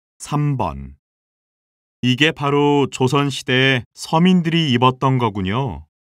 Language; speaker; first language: Korean; native; Korean